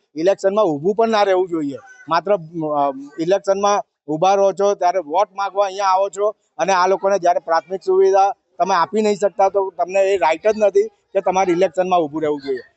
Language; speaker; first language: Gujarati; native; Gujarati